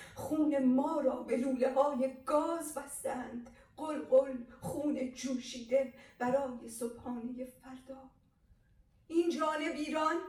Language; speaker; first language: Persian; non-native, local second language; Azerbaijani